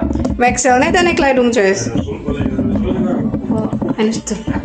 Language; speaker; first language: German; non-native, learner; Indonesian